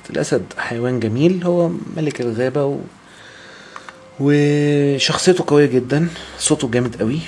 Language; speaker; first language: Arabic; native; Arabic